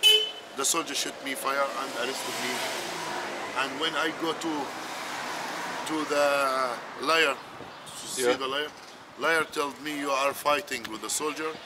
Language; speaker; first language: English; non-native, learner; Arabic